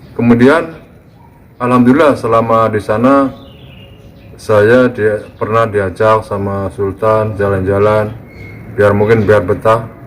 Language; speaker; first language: Indonesian; native; Indonesian